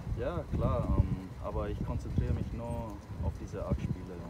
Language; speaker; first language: German; non-native, fluent; English